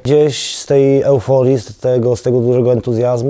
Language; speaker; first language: Polish; non-native, fluent; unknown